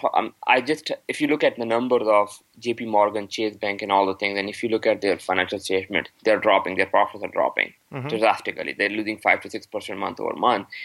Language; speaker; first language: English; non-native, local second language; Urdu